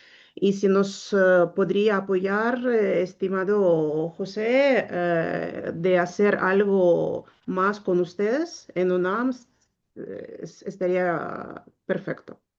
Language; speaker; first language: Spanish; non-native, learner; Ukrainian